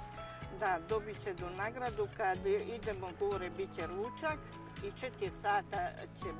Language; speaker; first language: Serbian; non-native, local second language; Hungarian